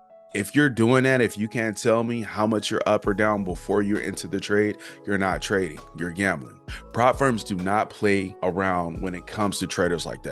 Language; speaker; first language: English; native; English